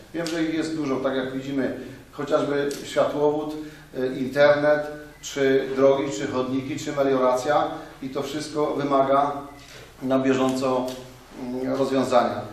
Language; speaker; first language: Polish; native; Polish